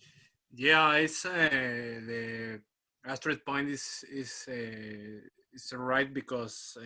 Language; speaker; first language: English; non-native, learner; Spanish